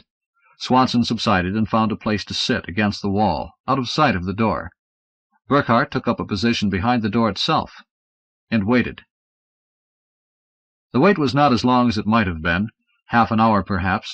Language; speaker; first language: English; native; English